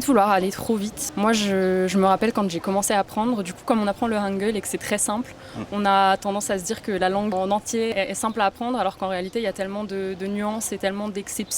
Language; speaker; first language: French; native; French